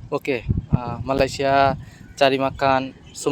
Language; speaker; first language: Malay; non-native, learner; Bangla